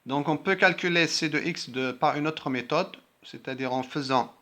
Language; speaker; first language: French; non-native, local second language; Arabic